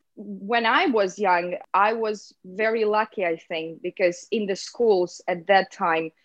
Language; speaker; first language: English; non-native, fluent; Russian